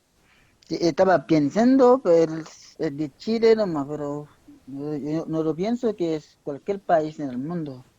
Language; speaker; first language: Spanish; non-native, learner; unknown